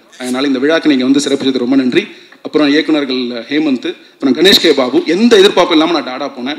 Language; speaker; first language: Tamil; native; Tamil